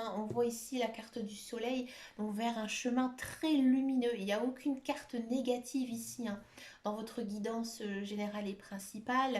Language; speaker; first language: French; native; French